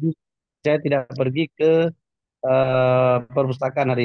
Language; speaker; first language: Indonesian; non-native, learner; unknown